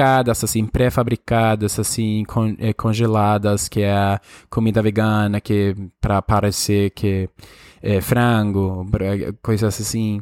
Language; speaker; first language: Portuguese; non-native, fluent; Spanish